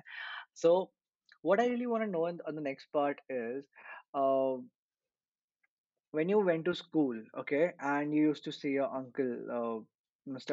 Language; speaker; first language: English; non-native, local second language; Hindi